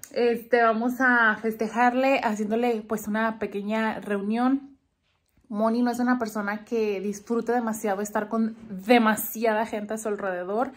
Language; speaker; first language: Spanish; native; Spanish